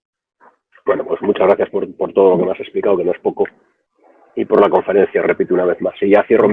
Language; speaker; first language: Spanish; native; Spanish